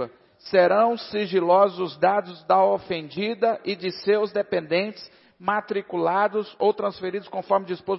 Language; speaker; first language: Portuguese; native; Portuguese